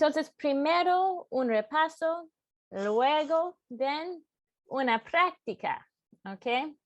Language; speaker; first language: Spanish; non-native, fluent; English